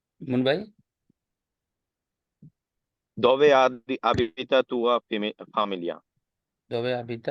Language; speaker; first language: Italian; non-native, learner; Bangla